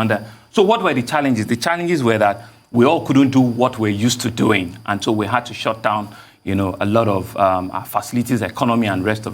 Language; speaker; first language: English; non-native, local second language; Yoruba